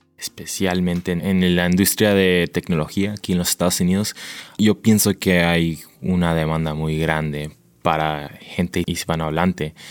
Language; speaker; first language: Spanish; early bilingual, heritage; Spanish